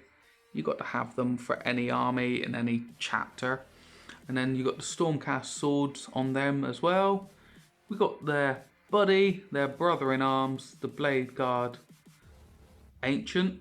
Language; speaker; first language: English; native; English